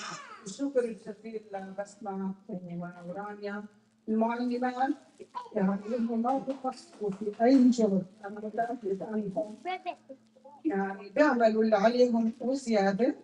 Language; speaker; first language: Arabic; native; Arabic